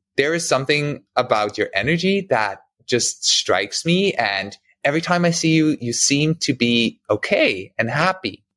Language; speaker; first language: English; non-native, fluent; German